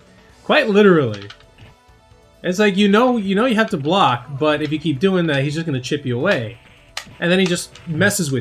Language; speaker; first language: English; native; English